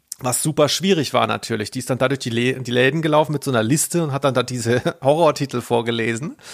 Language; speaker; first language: German; native; German